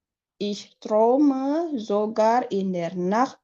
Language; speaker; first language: German; non-native, learner; Indonesian